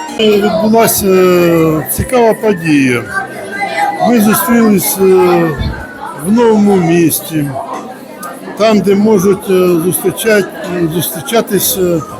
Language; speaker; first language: Ukrainian; native; Ukrainian